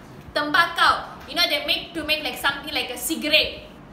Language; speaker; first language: English; non-native, local second language; Tamil